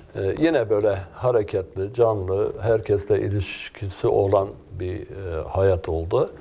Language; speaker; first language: Turkish; non-native, local second language; Kurdish